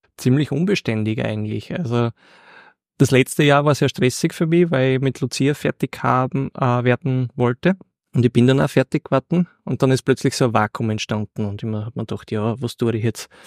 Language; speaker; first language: German; native; German